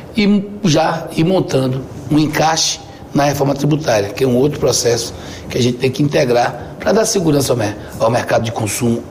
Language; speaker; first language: Portuguese; native; Portuguese